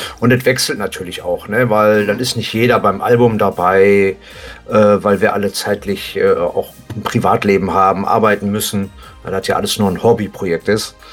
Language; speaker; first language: German; native; German